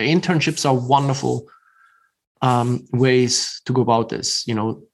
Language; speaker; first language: English; non-native, fluent; German